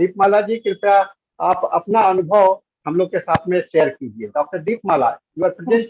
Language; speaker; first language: Hindi; native; Hindi